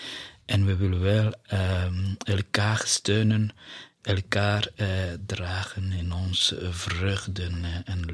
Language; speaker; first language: Dutch; non-native, fluent; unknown